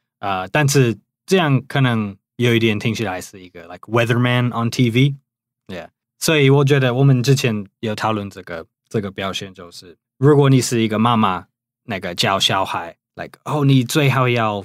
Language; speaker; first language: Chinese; non-native, fluent; English